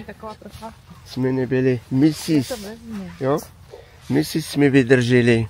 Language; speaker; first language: Czech; non-native, learner; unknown